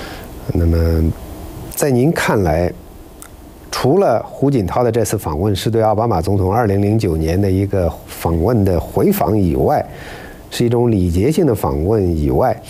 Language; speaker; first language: Chinese; native; Chinese